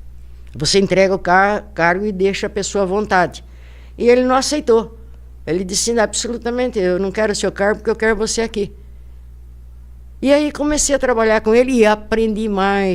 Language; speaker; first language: Portuguese; native; Portuguese